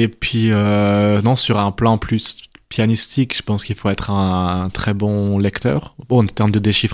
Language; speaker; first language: French; native; French